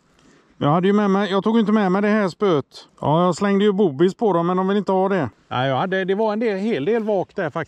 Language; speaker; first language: Swedish; native; Swedish